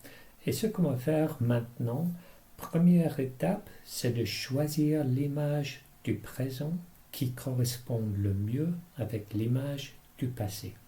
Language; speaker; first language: French; non-native, fluent; English